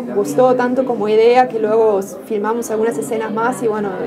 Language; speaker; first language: Spanish; non-native, fluent; German